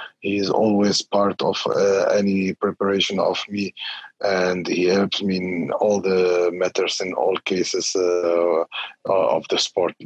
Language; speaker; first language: English; non-native, fluent; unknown